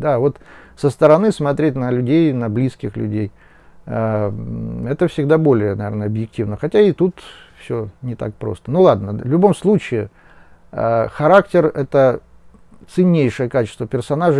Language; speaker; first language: Russian; native; Russian